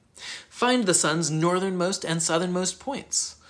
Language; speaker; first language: English; native; English